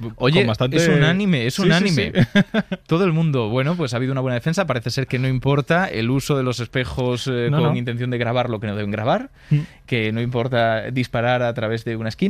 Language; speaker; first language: Spanish; native; Spanish